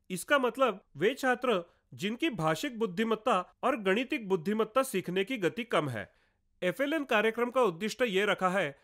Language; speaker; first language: Hindi; non-native, local second language; Marathi